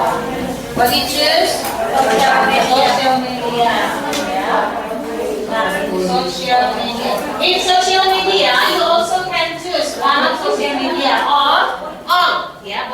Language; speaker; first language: English; non-native, fluent; Indonesian